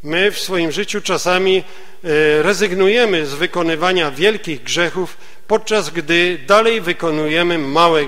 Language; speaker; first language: Polish; native; Polish